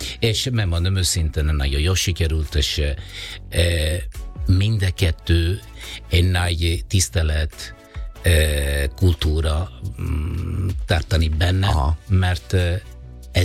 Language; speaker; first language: Hungarian; non-native, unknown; Italian